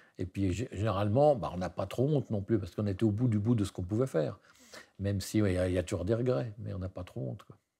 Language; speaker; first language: French; native; French